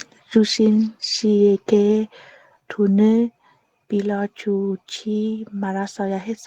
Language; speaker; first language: Korean; non-native, learner; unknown